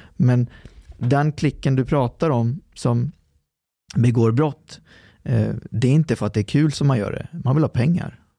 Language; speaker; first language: Swedish; early bilingual, other home language; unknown